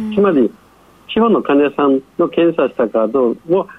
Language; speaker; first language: Japanese; non-native, fluent; Chinese